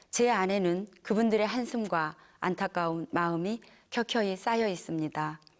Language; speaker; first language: Korean; native; Korean